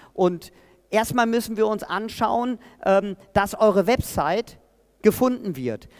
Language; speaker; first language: German; native; German